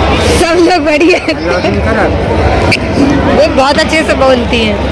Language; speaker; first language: Hindi; native; Hindi